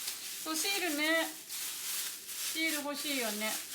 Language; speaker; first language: Japanese; native; Japanese